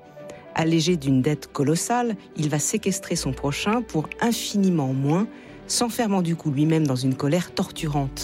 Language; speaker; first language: French; native; French